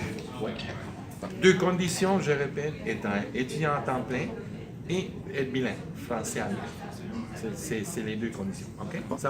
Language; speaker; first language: French; native; French